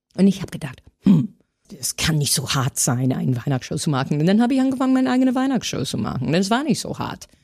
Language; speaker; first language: German; non-native, fluent; English